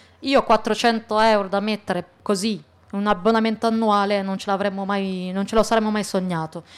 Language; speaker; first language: Italian; early bilingual, other home language; Arabic